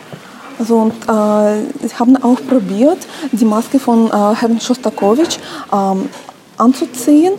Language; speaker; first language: German; non-native, learner; Russian